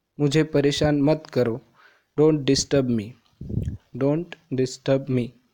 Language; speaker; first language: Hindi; non-native, local second language; Marathi